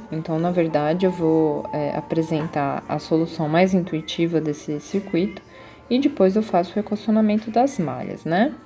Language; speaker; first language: Portuguese; native; Portuguese